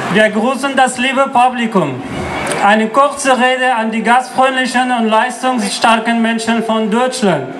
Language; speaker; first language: German; non-native, learner; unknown